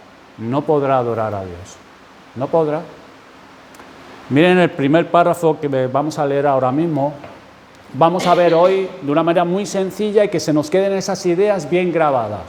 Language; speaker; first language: Spanish; native; Spanish